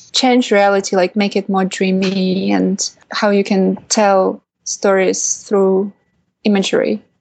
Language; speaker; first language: English; non-native, fluent; Russian